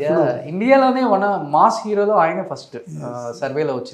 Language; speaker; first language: Telugu; native; Telugu